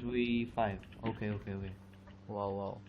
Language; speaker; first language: English; non-native, learner; Chinese